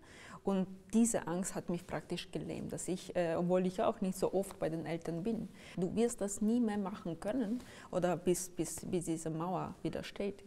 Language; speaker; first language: German; non-native, fluent; Ukrainian